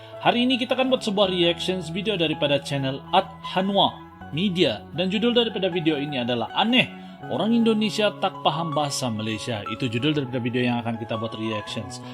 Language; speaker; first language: Malay; native; Malay